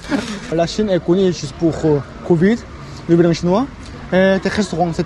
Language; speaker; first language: French; non-native, learner; Korean